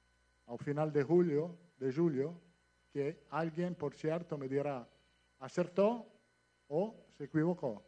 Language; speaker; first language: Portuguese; non-native, fluent; Italian